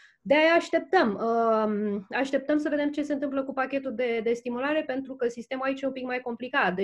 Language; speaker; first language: Romanian; native; Romanian